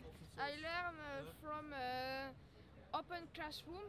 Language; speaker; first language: English; non-native, learner; French